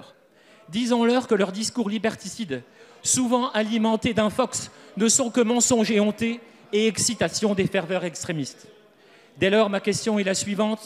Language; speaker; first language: French; native; French